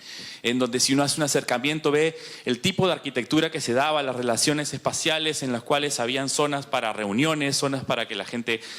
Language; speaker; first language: Spanish; native; Spanish